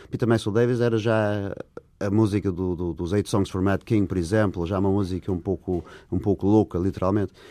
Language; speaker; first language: Portuguese; non-native, fluent; English